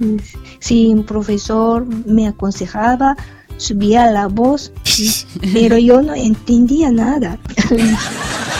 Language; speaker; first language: Spanish; non-native, fluent; Japanese